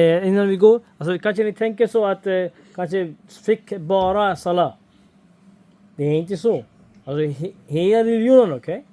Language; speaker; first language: Swedish; non-native, fluent; Urdu